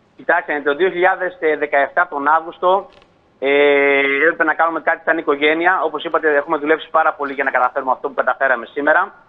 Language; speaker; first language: Greek; early bilingual, heritage; Greek